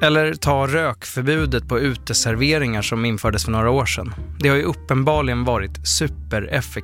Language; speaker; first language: Swedish; native; Swedish